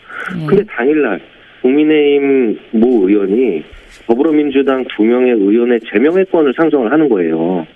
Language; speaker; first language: Korean; native; Korean